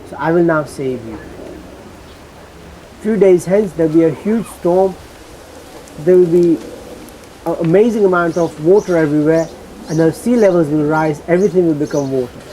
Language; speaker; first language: English; early bilingual, heritage; Gujarati